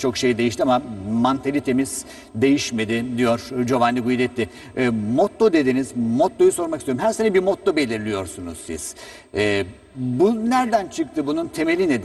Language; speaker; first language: Turkish; native; Turkish